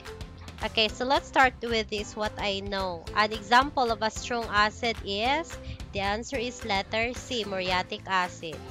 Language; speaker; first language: English; non-native, local second language; Cebuano